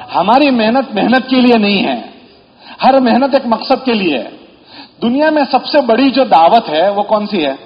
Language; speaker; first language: Urdu; native; Urdu